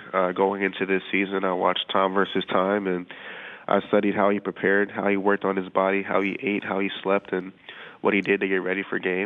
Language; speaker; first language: English; native; English